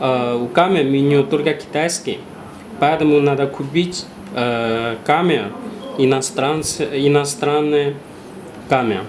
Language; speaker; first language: Russian; non-native, learner; Chinese